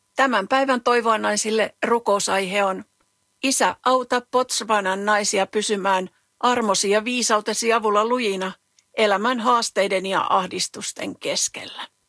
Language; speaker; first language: Finnish; native; Finnish